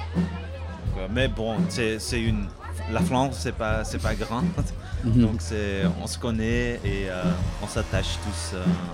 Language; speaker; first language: French; non-native, fluent; Dutch